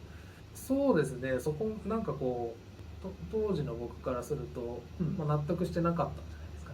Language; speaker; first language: Japanese; native; Japanese